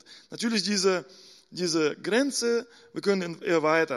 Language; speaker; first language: German; non-native, fluent; Russian